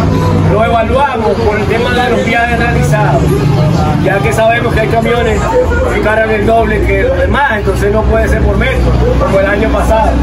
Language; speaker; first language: Spanish; native; Spanish